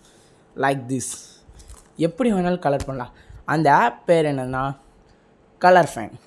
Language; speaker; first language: Tamil; native; Tamil